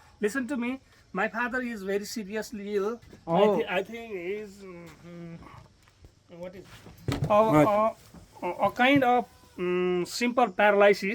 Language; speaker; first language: English; non-native, learner; Nepali